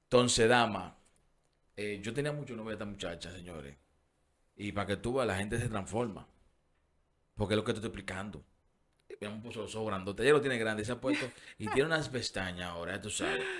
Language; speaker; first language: Spanish; native; Spanish